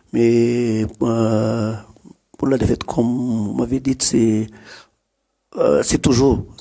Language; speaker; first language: French; non-native, local second language; Malagasy